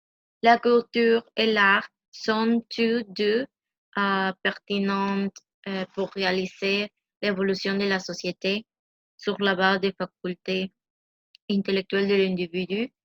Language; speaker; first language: French; non-native, learner; Spanish